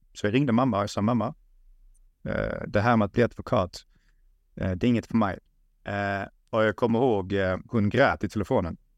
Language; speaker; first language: Swedish; early bilingual, other home language; Russian